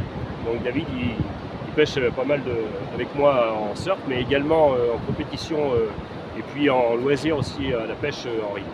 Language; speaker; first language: French; native; French